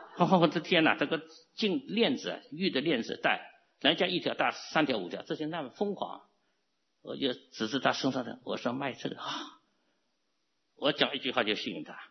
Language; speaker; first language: Chinese; non-native, local second language; Cantonese